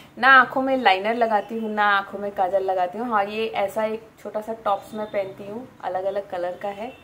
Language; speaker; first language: Hindi; non-native, local second language; Bangla